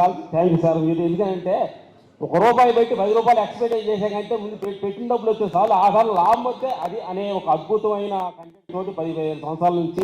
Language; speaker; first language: Telugu; native; Telugu